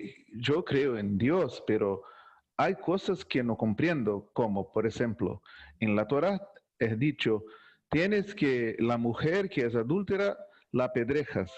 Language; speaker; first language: Spanish; non-native, learner; Portuguese